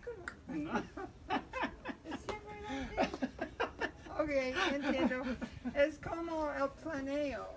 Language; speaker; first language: Spanish; non-native, learner; English